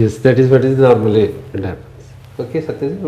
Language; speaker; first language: English; non-native, local second language; Odia